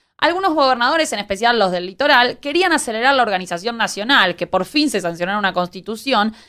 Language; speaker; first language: Spanish; native; Spanish